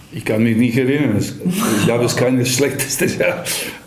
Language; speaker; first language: German; non-native, fluent; Serbian